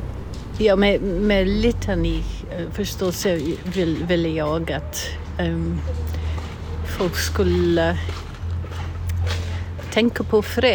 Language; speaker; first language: Swedish; non-native, fluent; English